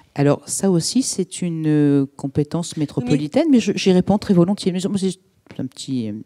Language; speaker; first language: French; native; French